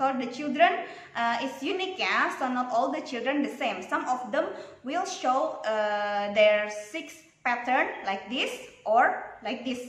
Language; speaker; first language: English; non-native, local second language; Indonesian